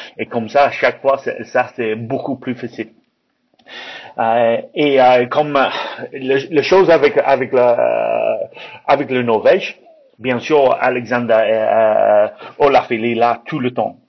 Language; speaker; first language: French; non-native, learner; English